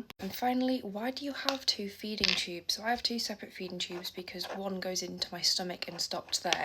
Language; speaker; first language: English; native; English